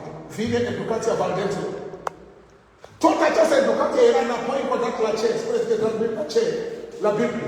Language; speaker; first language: Romanian; non-native, learner; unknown